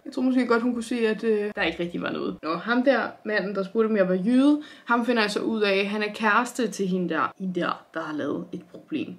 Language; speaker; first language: Danish; native; Danish